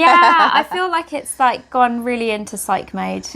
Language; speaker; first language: English; native; English